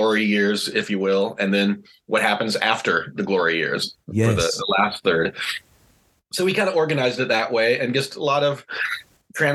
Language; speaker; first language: English; native; English